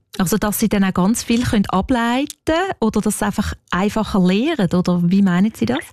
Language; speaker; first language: German; native; German